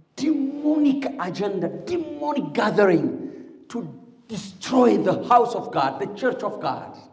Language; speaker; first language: English; non-native, local second language; Amharic